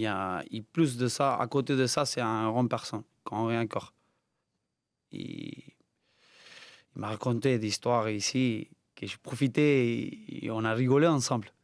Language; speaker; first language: French; non-native, learner; Spanish